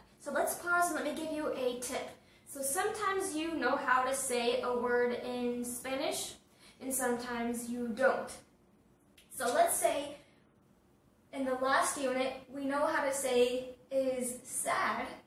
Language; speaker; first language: English; native; English